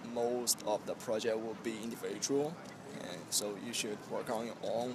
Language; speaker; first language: English; non-native, fluent; Chinese